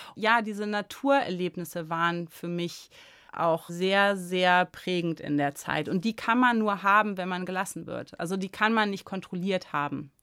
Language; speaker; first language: German; native; German